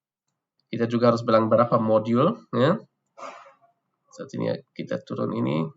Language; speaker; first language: Indonesian; non-native, fluent; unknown